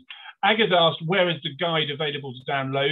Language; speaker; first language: English; native; English